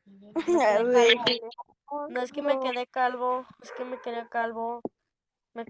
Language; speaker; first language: Spanish; native; Spanish